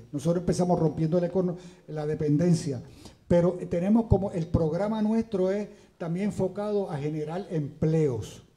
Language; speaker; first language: Spanish; native; Spanish